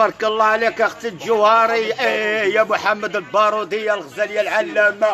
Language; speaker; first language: Arabic; native; Arabic